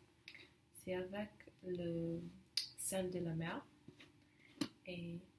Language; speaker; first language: French; non-native, learner; English